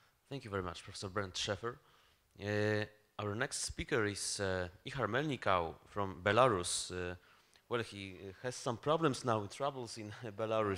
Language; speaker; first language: English; non-native, fluent; Polish